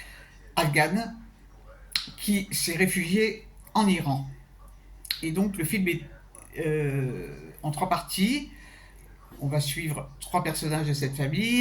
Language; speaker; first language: French; native; French